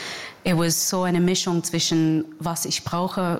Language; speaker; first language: German; non-native, fluent; English